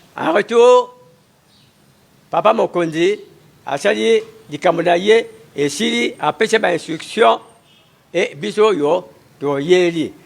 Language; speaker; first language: Lingala; native; Lingala